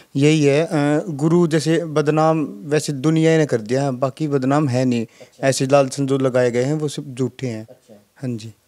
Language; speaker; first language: Hindi; native; Hindi